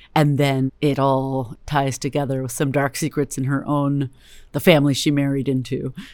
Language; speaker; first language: English; native; English